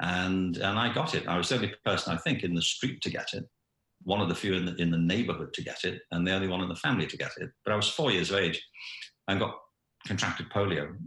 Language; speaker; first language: English; native; English